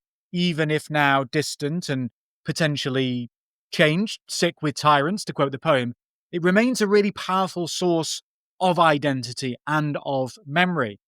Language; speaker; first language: English; native; English